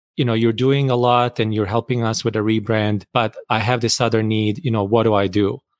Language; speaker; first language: English; non-native, fluent; Bosnian